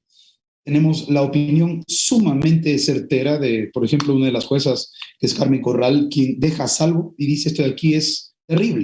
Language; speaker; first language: Spanish; native; Spanish